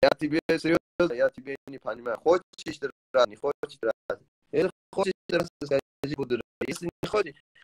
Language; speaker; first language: Russian; non-native, learner; Tajik